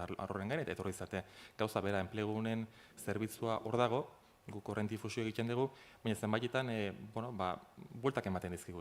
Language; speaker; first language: Basque; native; Basque